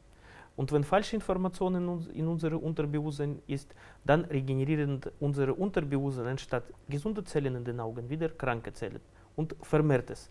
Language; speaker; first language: German; non-native, fluent; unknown